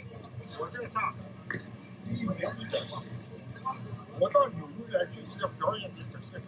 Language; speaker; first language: Chinese; native; Chinese